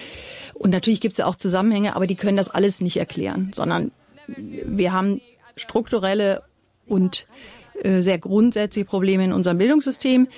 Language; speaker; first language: German; native; German